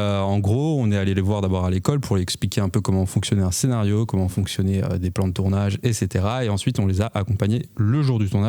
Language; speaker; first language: French; native; French